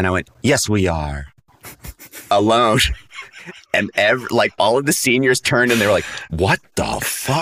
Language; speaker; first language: English; native; English